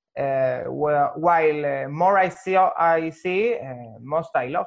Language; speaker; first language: English; non-native, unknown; Spanish